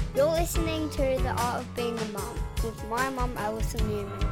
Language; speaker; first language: English; non-native, fluent; Chinese